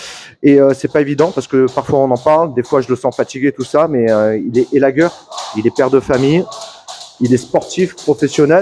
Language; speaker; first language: French; native; French